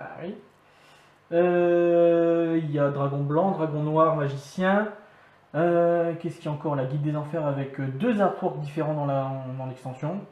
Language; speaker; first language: French; native; French